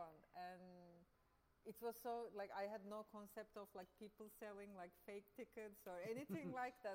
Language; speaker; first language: English; non-native, fluent; Turkish